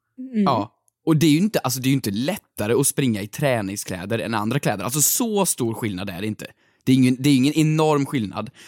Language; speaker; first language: Swedish; native; Swedish